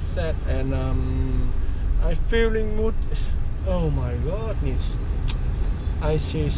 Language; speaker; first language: English; non-native, learner; Vietnamese